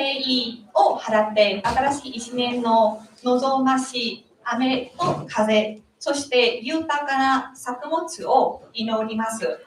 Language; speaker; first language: Japanese; non-native, learner; Vietnamese